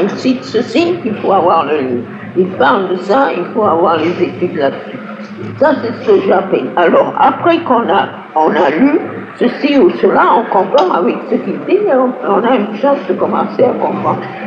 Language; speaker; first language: French; native; French